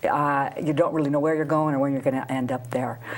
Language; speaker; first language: English; native; English